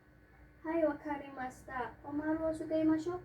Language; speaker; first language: Japanese; non-native, learner; Indonesian